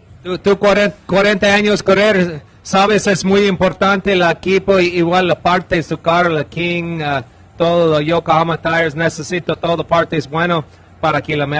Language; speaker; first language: Spanish; non-native, learner; English